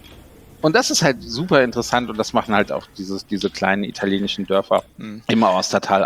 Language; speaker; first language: German; native; German